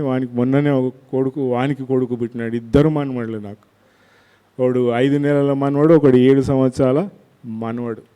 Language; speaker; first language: Telugu; non-native, local second language; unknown